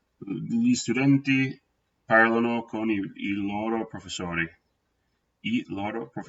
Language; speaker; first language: Italian; non-native, fluent; English